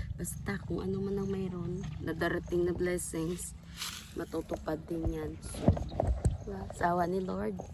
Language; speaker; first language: Filipino; native; Filipino